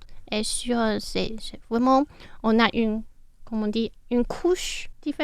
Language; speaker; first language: French; non-native, fluent; Chinese